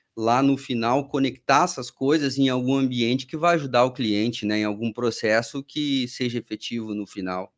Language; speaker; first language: Portuguese; native; Portuguese